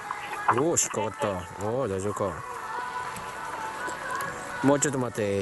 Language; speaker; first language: Japanese; native; Japanese